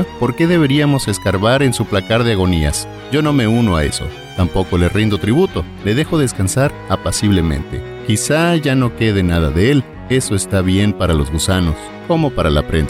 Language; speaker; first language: Spanish; native; Spanish